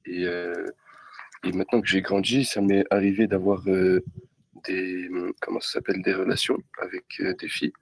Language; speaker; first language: French; native; French